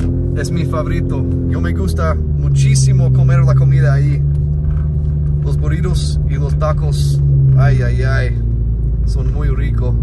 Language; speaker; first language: Spanish; non-native, learner; English